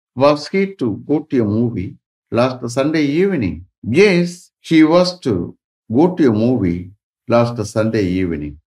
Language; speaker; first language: English; non-native, local second language; Tamil